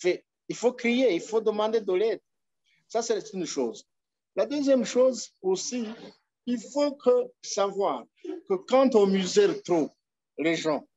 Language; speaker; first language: French; non-native, local second language; Rundi